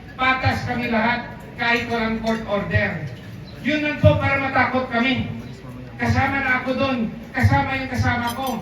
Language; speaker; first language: Filipino; non-native, local second language; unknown